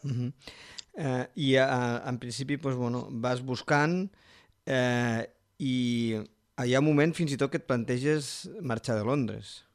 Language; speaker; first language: Catalan; native; Catalan